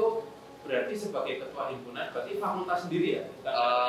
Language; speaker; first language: Indonesian; native; Indonesian